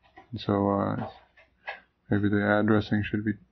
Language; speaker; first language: English; native; English